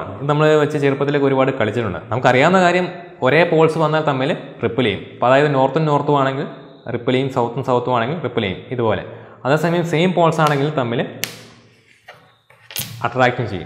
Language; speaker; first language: Malayalam; native; Malayalam